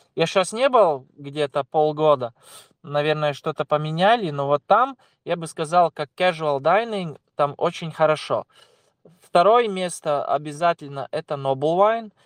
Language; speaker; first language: Russian; non-native, local second language; Latvian